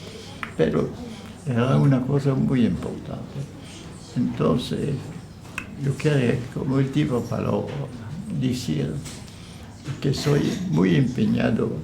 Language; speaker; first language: Spanish; non-native, fluent; French